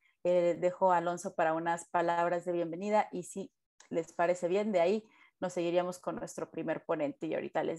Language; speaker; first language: Spanish; native; Spanish